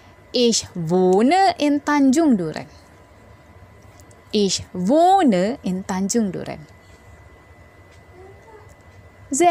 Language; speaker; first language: German; non-native, fluent; Indonesian